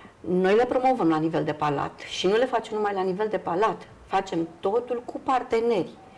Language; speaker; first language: Romanian; native; Romanian